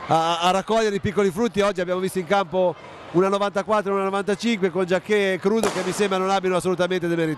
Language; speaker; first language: Italian; native; Italian